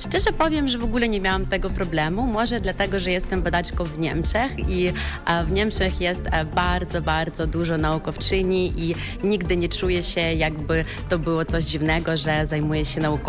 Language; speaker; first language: Polish; non-native, fluent; Ukrainian